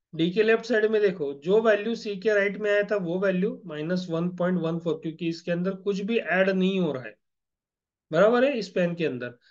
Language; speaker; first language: Hindi; non-native, local second language; Marathi